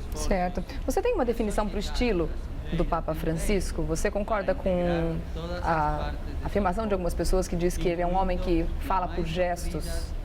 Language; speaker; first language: Portuguese; native; Portuguese